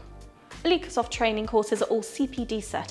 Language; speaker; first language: English; native; English